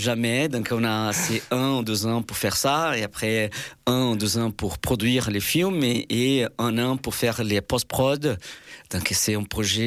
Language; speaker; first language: French; non-native, fluent; Portuguese